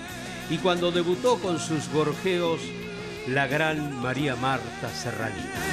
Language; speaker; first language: Spanish; native; Spanish